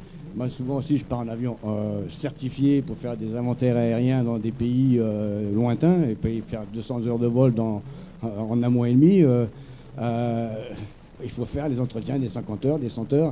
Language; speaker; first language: French; native; French